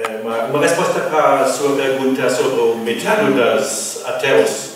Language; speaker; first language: Portuguese; non-native, fluent; German